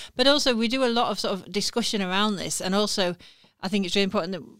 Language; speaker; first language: English; native; English